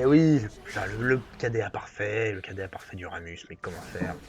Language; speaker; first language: French; native; French